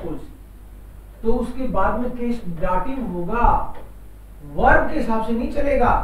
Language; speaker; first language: Hindi; native; Hindi